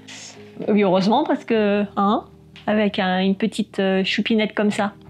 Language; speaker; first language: French; native; French